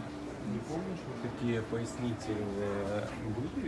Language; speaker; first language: Russian; native; Russian